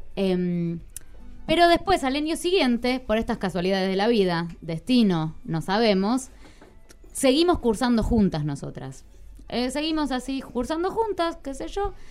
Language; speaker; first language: Spanish; native; Spanish